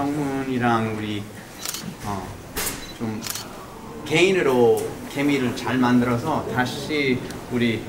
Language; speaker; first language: Korean; early bilingual, heritage; English